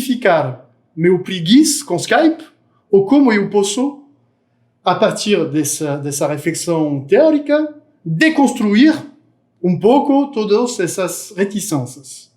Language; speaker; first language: Portuguese; non-native, fluent; French